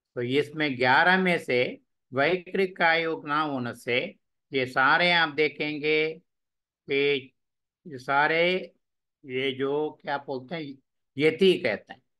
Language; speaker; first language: Hindi; non-native, local second language; Tamil